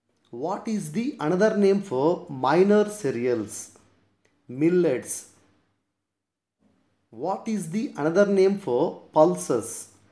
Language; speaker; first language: English; non-native, local second language; Telugu